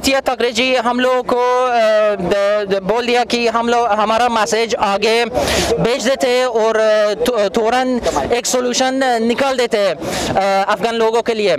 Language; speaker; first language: Hindi; non-native, fluent; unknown